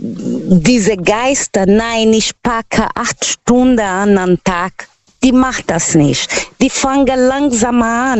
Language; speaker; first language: German; non-native, learner; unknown